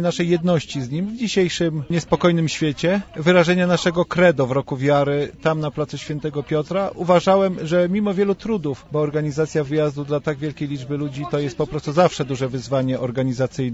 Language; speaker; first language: Polish; native; Polish